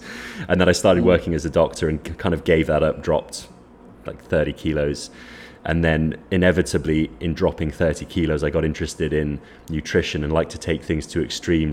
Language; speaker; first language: English; native; English